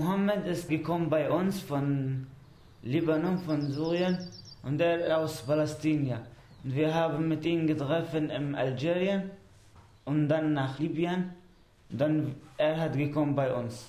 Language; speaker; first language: German; non-native, learner; Arabic